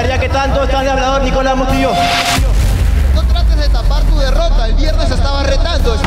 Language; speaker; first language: Spanish; native; Spanish